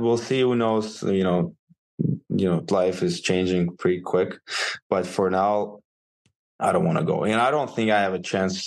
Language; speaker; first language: English; non-native, fluent; Russian